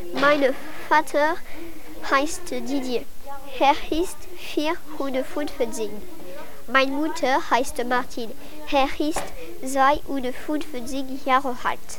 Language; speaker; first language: German; non-native, learner; French